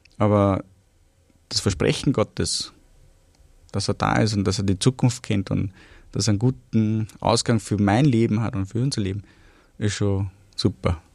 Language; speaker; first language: German; early bilingual, other home language; Romanian